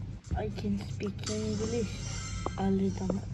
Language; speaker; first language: English; non-native, learner; Hebrew